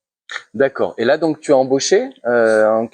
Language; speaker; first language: French; native; French